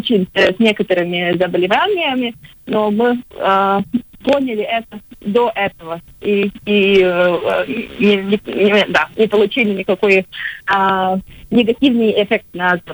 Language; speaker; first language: Russian; non-native, local second language; Latvian